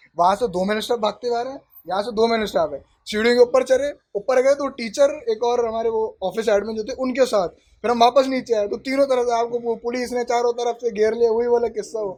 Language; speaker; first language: Urdu; native; Urdu